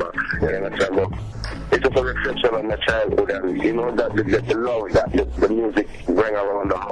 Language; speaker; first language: English; native; English